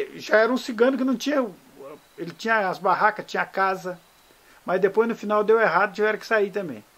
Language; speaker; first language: Portuguese; native; Portuguese